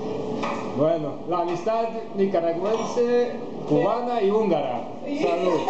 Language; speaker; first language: Spanish; non-native, fluent; Hungarian